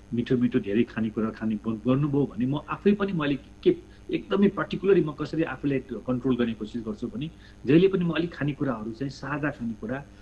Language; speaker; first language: Nepali; native; Nepali